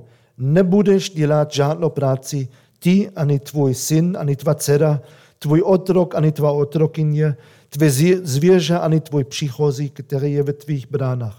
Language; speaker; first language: Czech; non-native, fluent; German